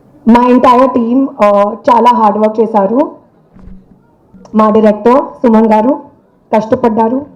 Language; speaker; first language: Telugu; non-native, local second language; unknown